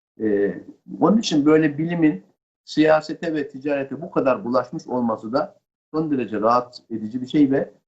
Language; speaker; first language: Turkish; native; Turkish